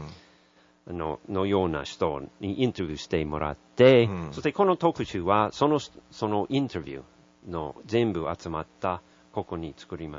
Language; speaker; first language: Japanese; non-native, learner; English